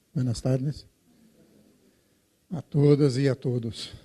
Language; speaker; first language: Spanish; non-native, fluent; Portuguese